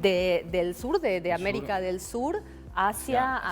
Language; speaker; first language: Spanish; native; Spanish